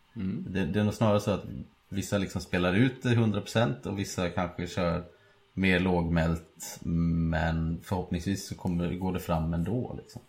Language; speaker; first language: Swedish; native; Swedish